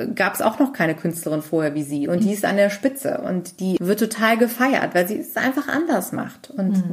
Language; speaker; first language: German; native; German